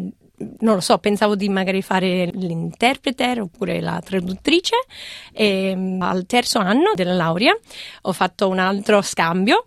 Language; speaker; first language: Italian; non-native, fluent; English